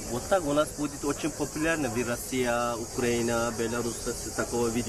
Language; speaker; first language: Russian; non-native, learner; Turkish